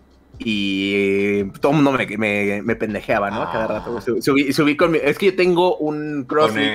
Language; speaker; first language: Spanish; native; Spanish